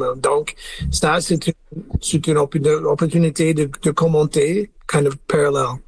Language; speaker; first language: French; non-native, learner; English